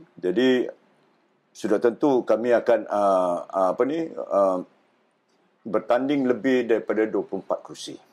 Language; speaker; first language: Malay; native; Malay